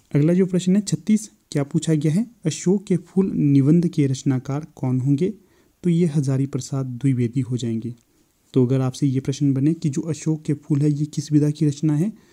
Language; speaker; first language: Hindi; native; Hindi